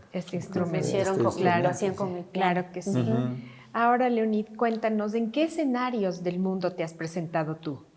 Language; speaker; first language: Spanish; native; Spanish